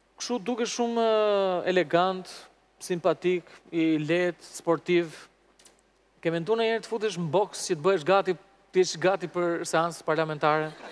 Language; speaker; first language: Albanian; native; Albanian